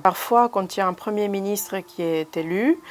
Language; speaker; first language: French; early bilingual, other home language; Romanian